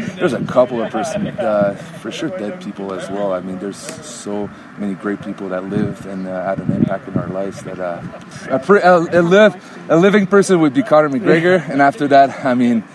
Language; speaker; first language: English; native; English